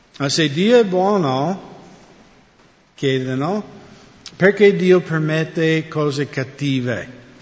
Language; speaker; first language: Italian; non-native, fluent; English